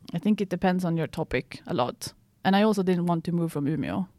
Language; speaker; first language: English; non-native, fluent; Swedish